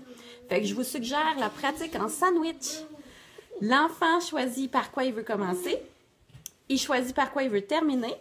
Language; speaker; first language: French; native; French